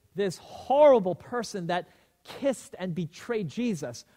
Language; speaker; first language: English; native; English